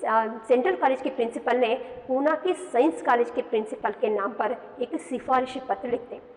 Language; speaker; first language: Hindi; non-native, local second language; Kannada